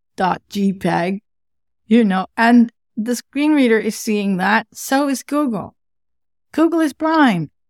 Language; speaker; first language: English; non-native, fluent; Dutch